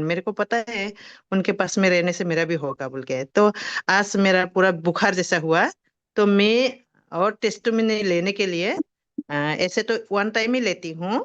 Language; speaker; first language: Hindi; non-native, local second language; Assamese